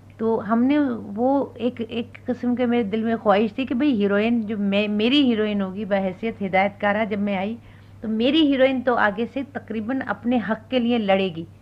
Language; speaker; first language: Urdu; native; Urdu